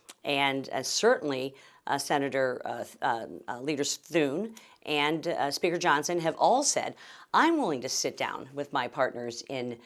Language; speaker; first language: English; native; English